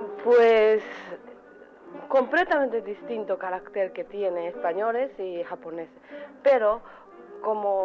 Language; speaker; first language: Spanish; non-native, learner; Japanese